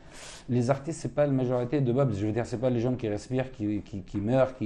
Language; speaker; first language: French; non-native, fluent; Arabic